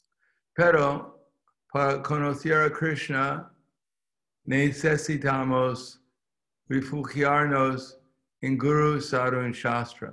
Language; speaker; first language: Spanish; non-native, fluent; English